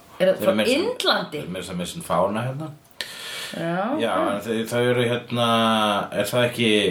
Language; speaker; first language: Icelandic; non-native, fluent; Italian